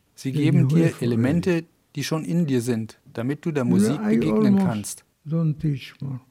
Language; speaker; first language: German; non-native, fluent; Spanish